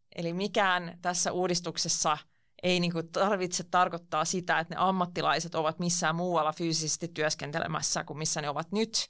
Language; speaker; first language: Finnish; non-native, local second language; Swedish